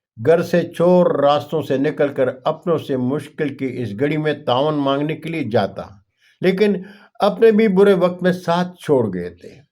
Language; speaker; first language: Urdu; non-native, local second language; Punjabi